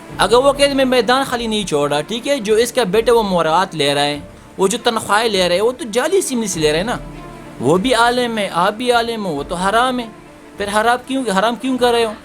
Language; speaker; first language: Urdu; non-native, local second language; Pashto